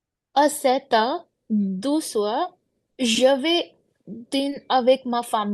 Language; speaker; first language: French; non-native, learner; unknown